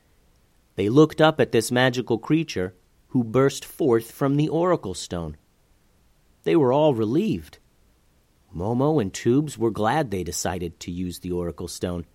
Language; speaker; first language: English; native; English